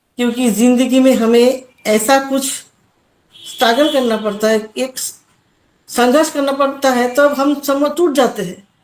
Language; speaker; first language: Hindi; non-native, local second language; Assamese